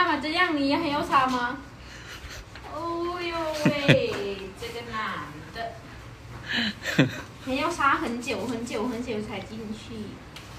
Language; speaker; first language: Chinese; non-native, learner; Lao